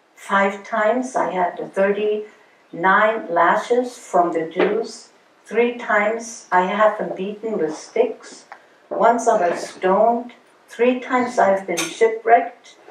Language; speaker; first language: English; early bilingual, other home language; German